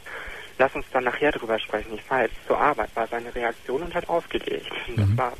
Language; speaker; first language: German; native; German